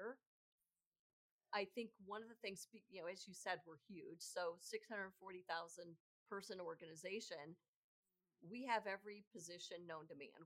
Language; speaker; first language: English; native; English